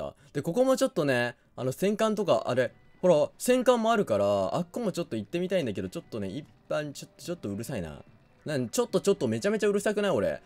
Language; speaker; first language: Japanese; native; Japanese